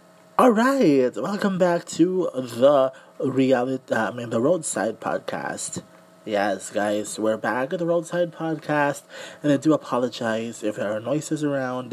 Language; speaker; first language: English; non-native, local second language; Cebuano